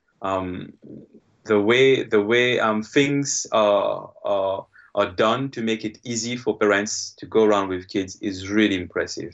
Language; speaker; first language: English; non-native, fluent; Morisyen